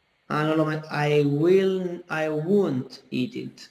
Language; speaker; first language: English; non-native, learner; Italian